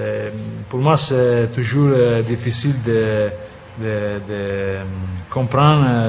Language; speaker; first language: French; non-native, fluent; Italian